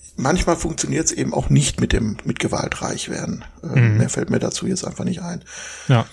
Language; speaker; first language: German; native; German